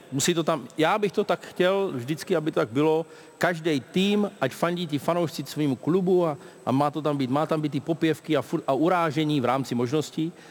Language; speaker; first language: Czech; native; Czech